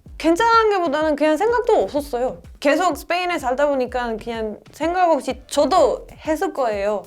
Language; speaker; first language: Korean; non-native, fluent; Spanish